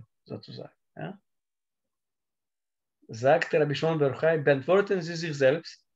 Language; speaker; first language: German; non-native, learner; Russian